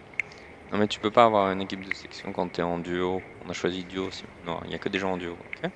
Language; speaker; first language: French; native; French